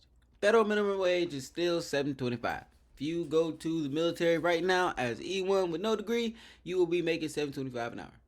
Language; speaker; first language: English; native; English